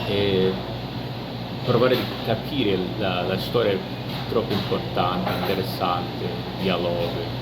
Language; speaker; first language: Italian; non-native, learner; Portuguese